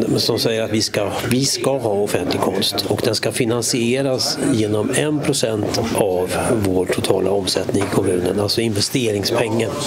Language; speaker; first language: Swedish; native; Swedish